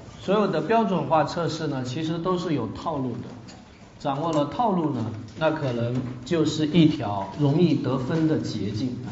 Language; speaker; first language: Chinese; native; Chinese